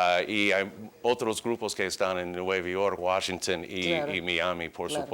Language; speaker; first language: Spanish; early bilingual, heritage; English